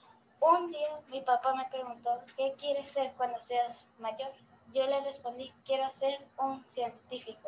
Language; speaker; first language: Spanish; early bilingual, heritage; Spanish